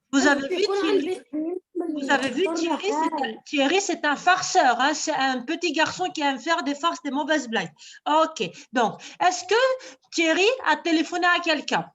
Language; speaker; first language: French; non-native, local second language; Arabic